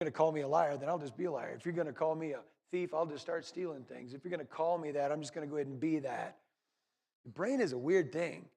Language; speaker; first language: English; native; English